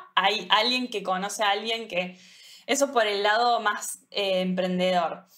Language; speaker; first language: Spanish; native; Spanish